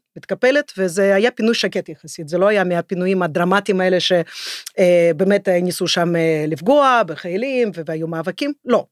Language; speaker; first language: Hebrew; non-native, fluent; Russian